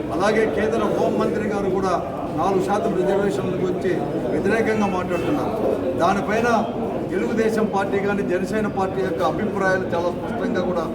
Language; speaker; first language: Telugu; native; Telugu